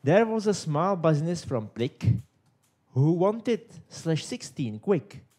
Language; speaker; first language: English; non-native, fluent; Czech